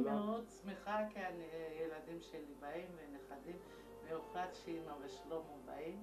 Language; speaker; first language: Hebrew; non-native, learner; Georgian